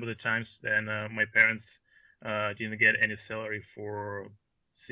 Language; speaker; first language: English; non-native, fluent; Russian